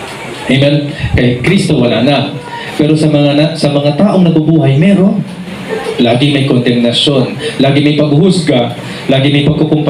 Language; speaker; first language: Filipino; native; Filipino